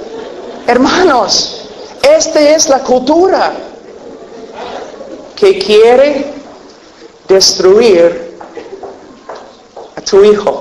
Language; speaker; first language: Spanish; non-native, fluent; English